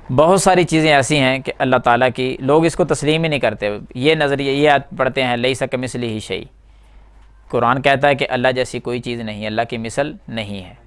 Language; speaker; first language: Urdu; native; Urdu